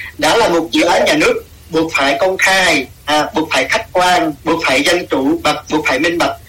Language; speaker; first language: Vietnamese; non-native, local second language; Eastern Cham